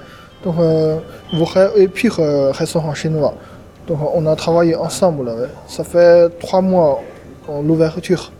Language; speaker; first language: French; non-native, learner; Chinese